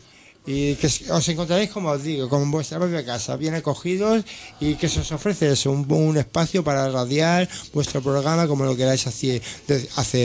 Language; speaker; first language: Spanish; native; Spanish